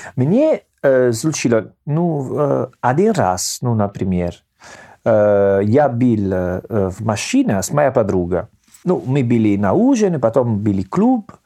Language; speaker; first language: Russian; non-native, learner; Italian